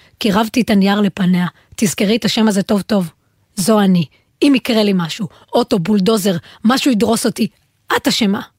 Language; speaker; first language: Hebrew; native; Hebrew